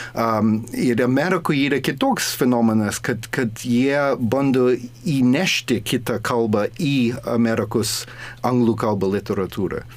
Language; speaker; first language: Lithuanian; early bilingual, heritage; English